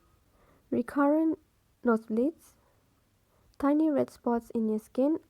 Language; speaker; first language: English; non-native, local second language; Malay